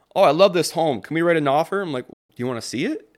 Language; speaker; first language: English; native; English